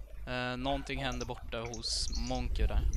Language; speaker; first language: Swedish; native; Swedish